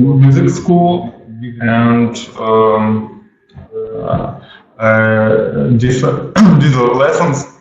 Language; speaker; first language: English; non-native, learner; Russian